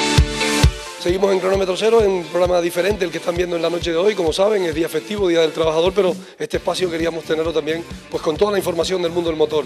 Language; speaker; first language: Spanish; native; Spanish